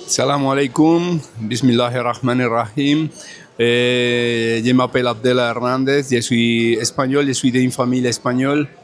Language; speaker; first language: French; non-native, fluent; Spanish